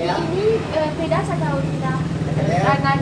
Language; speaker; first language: Indonesian; non-native, learner; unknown